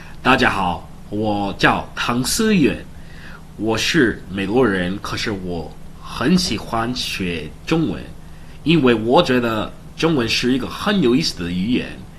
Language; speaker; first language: Chinese; non-native, learner; English